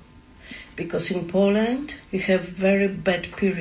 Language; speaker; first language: English; non-native, learner; Polish